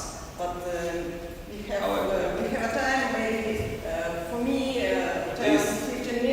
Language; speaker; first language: English; non-native, learner; Ukrainian